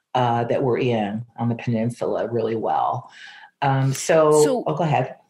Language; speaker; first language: English; native; English